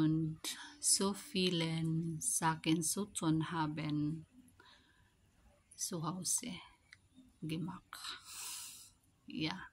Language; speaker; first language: German; non-native, learner; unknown